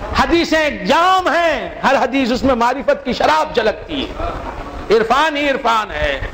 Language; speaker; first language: Urdu; native; Urdu